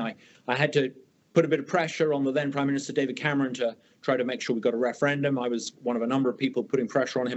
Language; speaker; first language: English; native; English